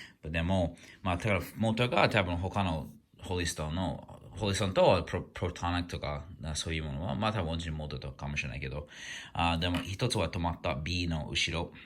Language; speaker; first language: Japanese; non-native, learner; English